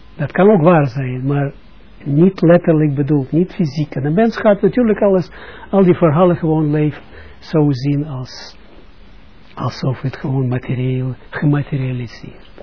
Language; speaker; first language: Dutch; non-native, fluent; Russian